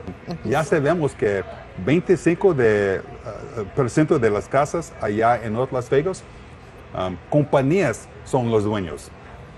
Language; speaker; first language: Spanish; non-native, learner; English